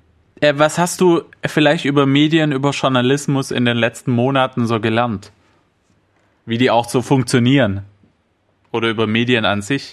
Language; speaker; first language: German; native; German